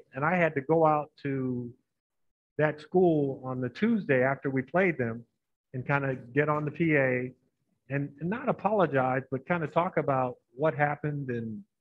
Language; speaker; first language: English; native; English